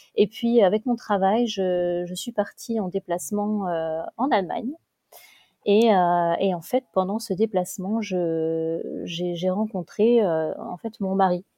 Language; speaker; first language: French; native; French